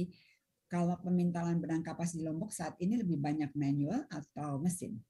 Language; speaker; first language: Indonesian; native; Indonesian